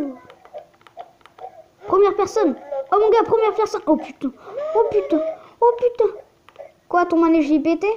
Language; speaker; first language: French; native; French